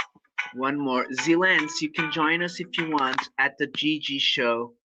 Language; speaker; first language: English; non-native, fluent; Portuguese